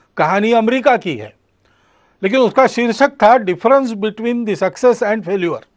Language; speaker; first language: Hindi; non-native, local second language; Marathi